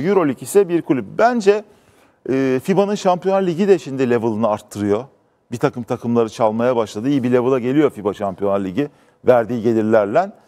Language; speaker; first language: Turkish; native; Turkish